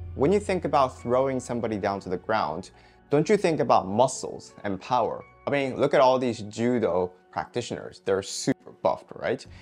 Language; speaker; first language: English; non-native, fluent; Japanese